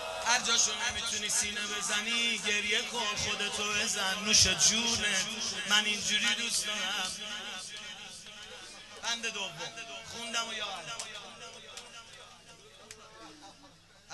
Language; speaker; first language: Persian; native; Persian